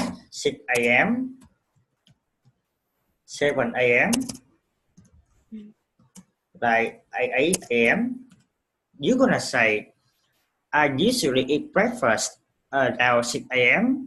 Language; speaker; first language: English; non-native, fluent; Vietnamese